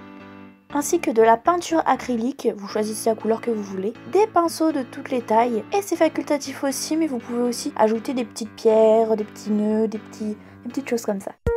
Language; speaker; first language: French; native; French